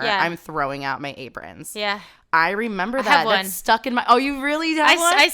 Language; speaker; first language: English; native; English